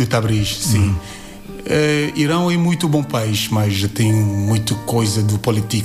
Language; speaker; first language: Portuguese; non-native, learner; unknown